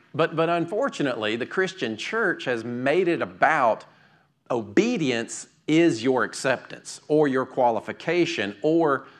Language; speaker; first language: English; native; English